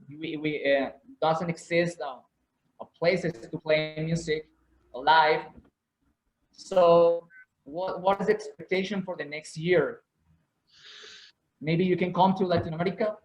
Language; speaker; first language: English; non-native, learner; Spanish